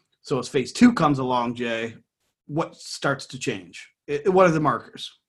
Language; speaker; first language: English; native; English